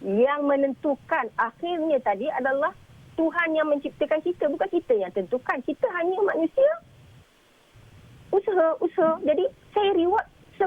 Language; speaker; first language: Malay; native; Malay